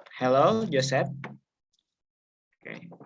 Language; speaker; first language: English; non-native, fluent; Indonesian